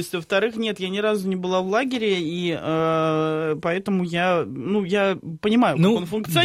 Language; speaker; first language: Russian; native; Russian